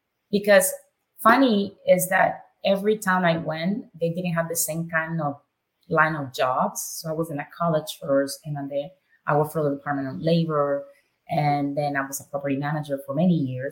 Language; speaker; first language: English; non-native, fluent; Spanish